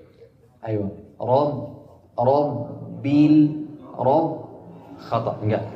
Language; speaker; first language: Arabic; native; Arabic